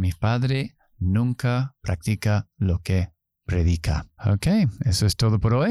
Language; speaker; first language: Spanish; non-native, fluent; English